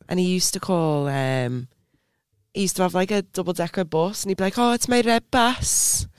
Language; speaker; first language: English; native; English